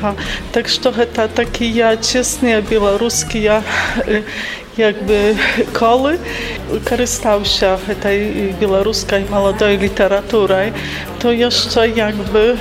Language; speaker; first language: Polish; non-native, learner; Belarusian